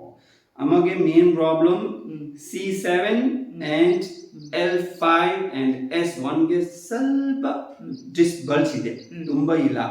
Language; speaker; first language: Kannada; non-native, learner; Tibetan